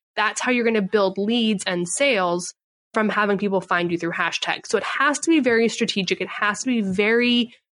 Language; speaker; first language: English; native; English